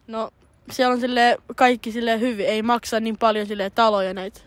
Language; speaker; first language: Finnish; non-native, learner; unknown